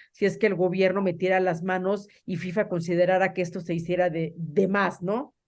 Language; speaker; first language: Spanish; native; Spanish